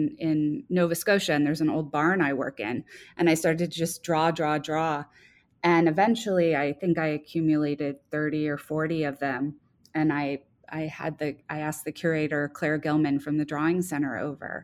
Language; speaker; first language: English; native; English